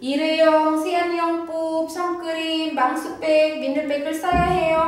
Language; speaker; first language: Korean; non-native, fluent; Indonesian